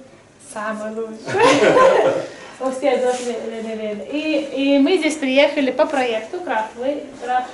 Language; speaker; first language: Russian; non-native, local second language; Lithuanian